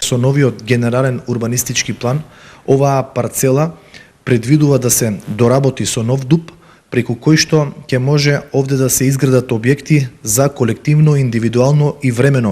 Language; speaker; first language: Macedonian; native; Macedonian